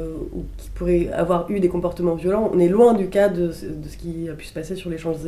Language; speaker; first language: French; native; French